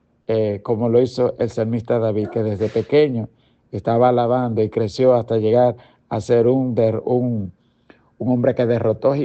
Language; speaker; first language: Spanish; native; Spanish